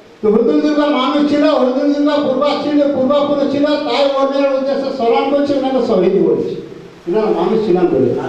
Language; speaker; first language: Bangla; non-native, local second language; Santali